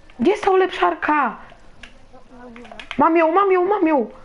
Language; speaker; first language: Polish; native; Polish